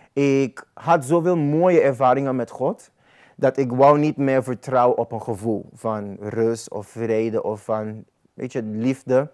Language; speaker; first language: Dutch; non-native, local second language; Papiamento